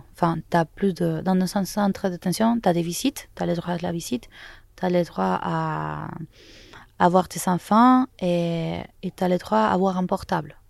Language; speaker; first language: French; non-native, fluent; Spanish